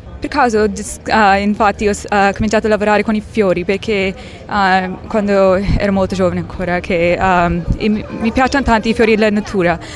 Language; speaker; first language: Italian; non-native, fluent; English